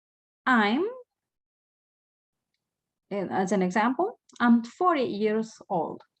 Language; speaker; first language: English; non-native, fluent; Spanish